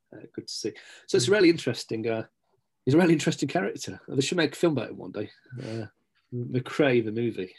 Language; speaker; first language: English; native; English